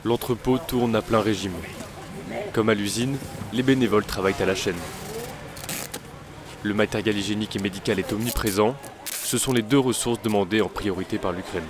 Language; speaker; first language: French; native; French